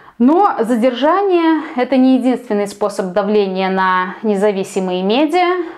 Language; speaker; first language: Russian; native; Russian